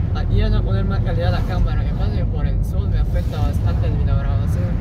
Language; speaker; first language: Spanish; native; Spanish